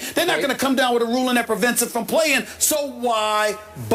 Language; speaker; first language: English; native; English